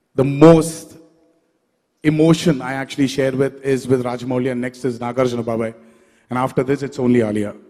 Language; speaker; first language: English; non-native, local second language; Telugu